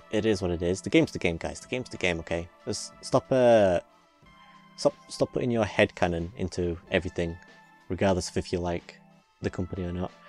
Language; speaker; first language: English; native; English